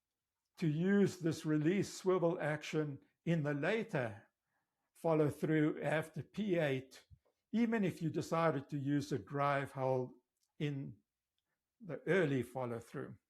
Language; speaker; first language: English; native; English